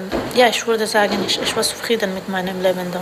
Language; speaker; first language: German; non-native, fluent; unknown